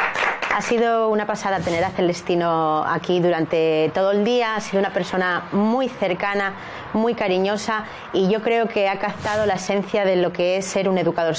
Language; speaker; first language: Spanish; native; Spanish